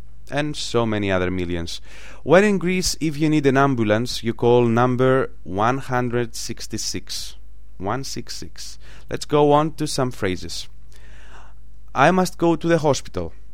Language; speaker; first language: English; non-native, fluent; Greek